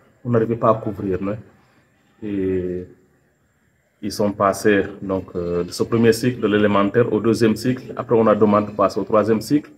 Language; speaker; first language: French; non-native, local second language; Serer